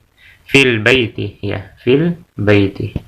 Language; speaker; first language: Arabic; non-native, fluent; Indonesian